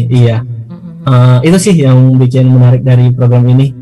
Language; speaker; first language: Indonesian; native; Indonesian